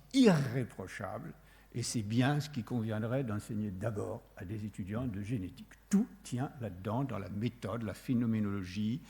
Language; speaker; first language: French; native; French